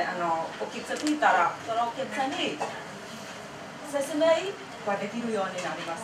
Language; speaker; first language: Japanese; non-native, learner; Burmese